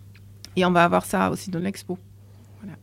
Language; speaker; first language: French; non-native, fluent; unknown